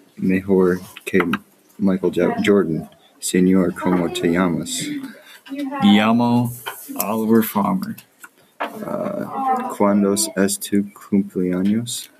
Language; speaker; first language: Spanish; non-native, learner; English